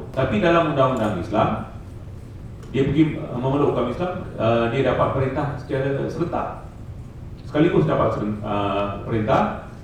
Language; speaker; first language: Malay; non-native, local second language; Tamil